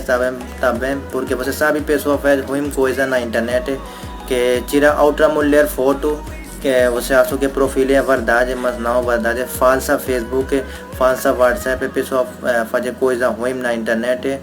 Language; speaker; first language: Portuguese; non-native, learner; Hindi